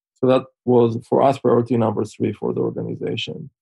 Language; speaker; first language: English; non-native, fluent; Hebrew